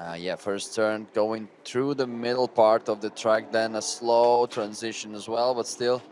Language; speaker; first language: English; non-native, fluent; Latvian